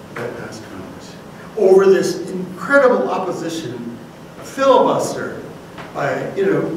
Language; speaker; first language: English; native; English